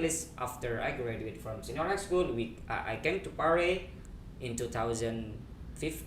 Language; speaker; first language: English; non-native, fluent; Indonesian